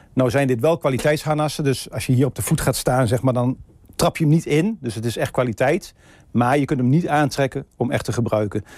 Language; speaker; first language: Dutch; native; Dutch